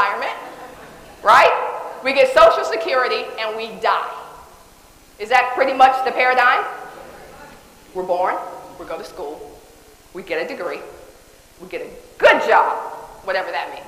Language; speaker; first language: English; native; English